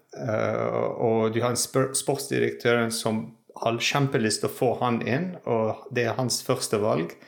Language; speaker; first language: Norwegian; non-native, fluent; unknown